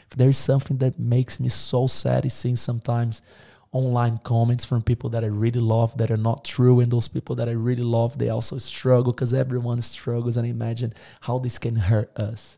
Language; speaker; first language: English; non-native, fluent; Portuguese